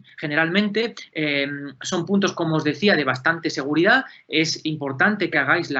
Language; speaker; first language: Spanish; native; Spanish